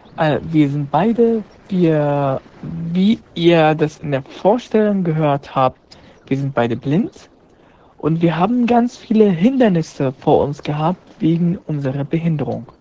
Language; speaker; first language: German; non-native, fluent; Arabic